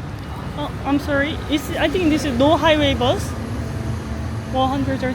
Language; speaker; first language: English; non-native, learner; Korean